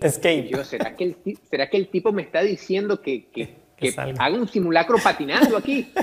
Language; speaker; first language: Spanish; native; Spanish